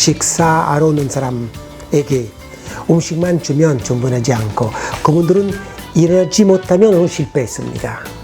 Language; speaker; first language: Korean; non-native, fluent; Italian